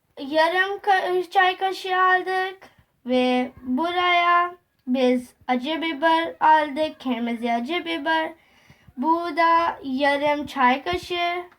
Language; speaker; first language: Turkish; non-native, learner; Hindi